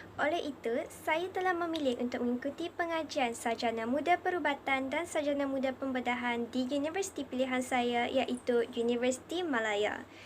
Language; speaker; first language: Malay; native; Malay